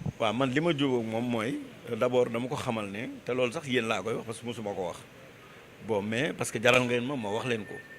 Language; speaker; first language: Wolof; non-native, local second language; Fula